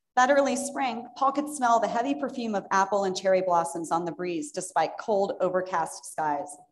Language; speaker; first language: English; native; English